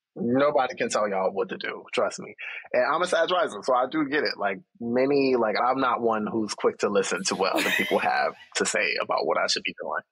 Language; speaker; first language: English; native; English